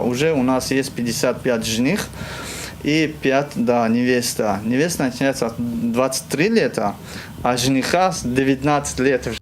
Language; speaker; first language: Russian; non-native, learner; Tajik